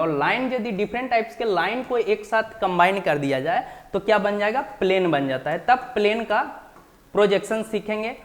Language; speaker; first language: Hindi; native; Hindi